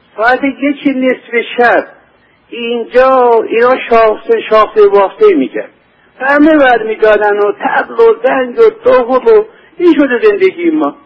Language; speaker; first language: Persian; non-native, local second language; Azerbaijani